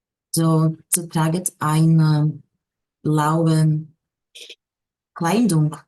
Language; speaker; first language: German; non-native, learner; Portuguese